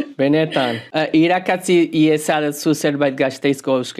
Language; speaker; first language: Basque; non-native, learner; English